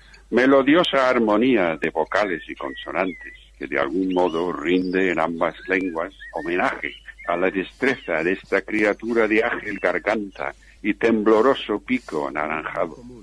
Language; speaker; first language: Spanish; non-native, fluent; English